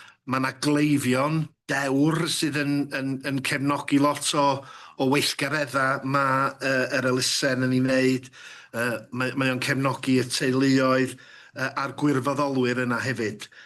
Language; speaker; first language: Welsh; native; Welsh